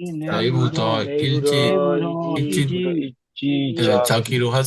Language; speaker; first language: Korean; non-native, learner; Burmese